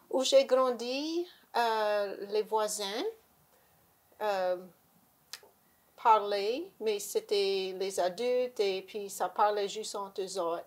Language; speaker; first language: French; native; French